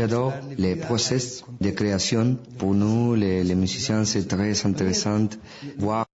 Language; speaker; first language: French; non-native, fluent; Spanish